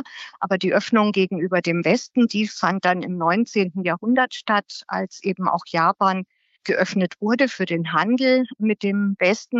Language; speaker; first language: German; native; German